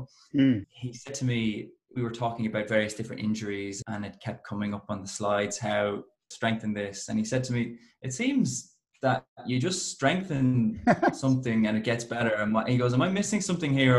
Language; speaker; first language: English; native; English